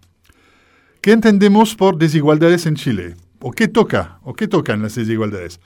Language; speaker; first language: Spanish; native; Spanish